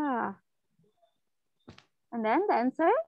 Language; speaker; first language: English; non-native, fluent; Indonesian